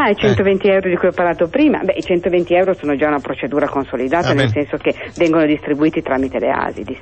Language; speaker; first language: Italian; native; Italian